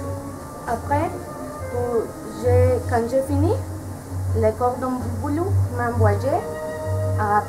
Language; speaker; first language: French; non-native, learner; Spanish